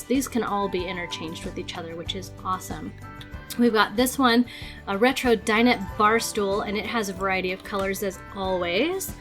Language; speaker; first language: English; native; English